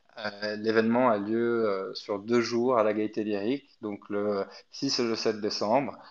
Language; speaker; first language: French; non-native, fluent; Arabic